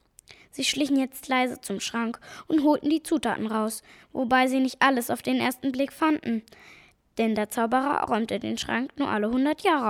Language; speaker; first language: German; native; German